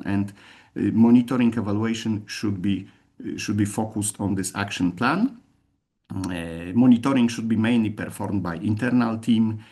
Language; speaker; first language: English; non-native, fluent; Polish